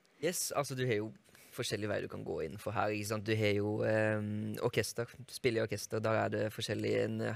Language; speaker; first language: Norwegian; native; Norwegian